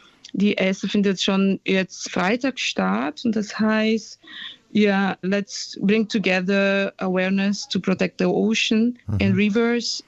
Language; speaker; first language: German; non-native, fluent; Portuguese